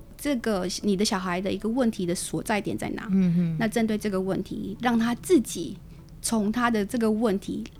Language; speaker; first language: Chinese; native; Chinese